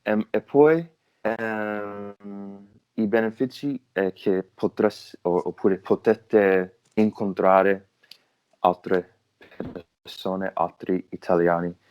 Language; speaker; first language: Italian; non-native, learner; English